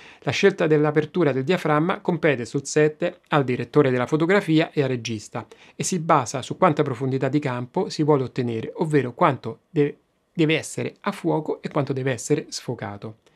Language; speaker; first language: Italian; native; Italian